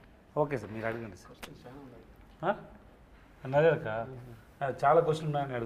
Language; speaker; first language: Telugu; non-native, local second language; Tamil